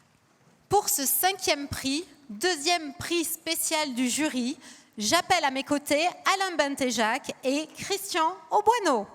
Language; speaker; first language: French; native; French